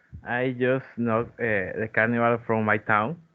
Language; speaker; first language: English; non-native, learner; Spanish